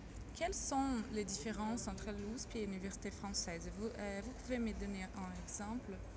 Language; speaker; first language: French; non-native, learner; Portuguese